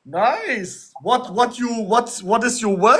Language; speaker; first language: English; non-native, learner; German